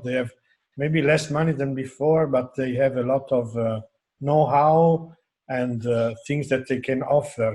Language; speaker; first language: English; non-native, fluent; Italian